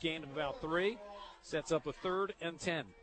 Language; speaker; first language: English; native; English